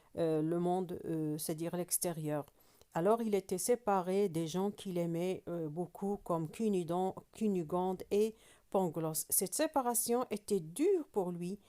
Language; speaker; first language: French; non-native, local second language; Arabic